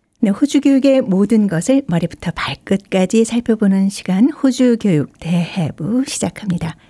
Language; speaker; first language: Korean; native; Korean